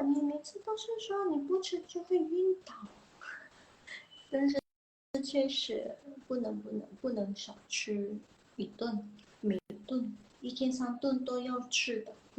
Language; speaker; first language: Chinese; non-native, fluent; Indonesian